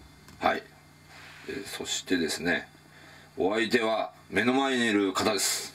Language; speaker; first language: Japanese; native; Japanese